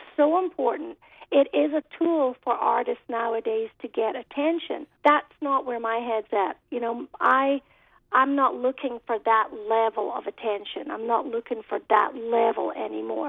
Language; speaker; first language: English; native; English